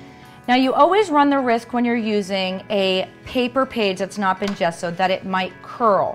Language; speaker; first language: English; native; English